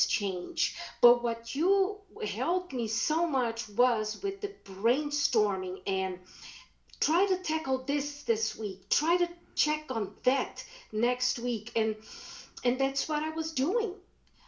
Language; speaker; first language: English; non-native, fluent; German